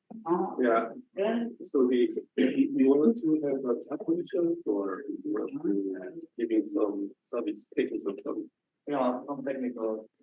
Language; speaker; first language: English; non-native, learner; Czech